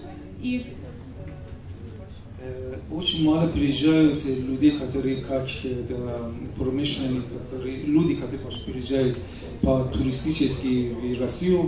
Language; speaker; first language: Russian; non-native, learner; Persian